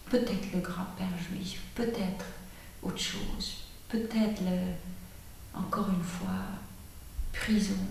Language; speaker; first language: French; non-native, fluent; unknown